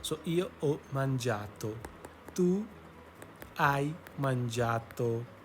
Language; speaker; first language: Italian; non-native, learner; English